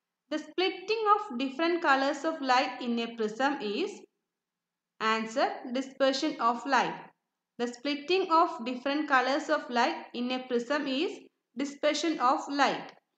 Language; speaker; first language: English; non-native, local second language; Malayalam